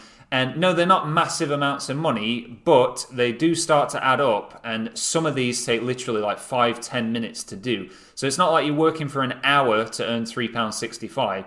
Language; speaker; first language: English; native; English